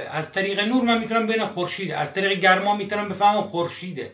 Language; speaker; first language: Persian; non-native, fluent; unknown